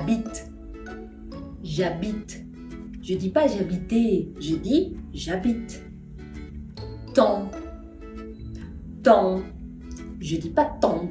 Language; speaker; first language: French; non-native, fluent; Spanish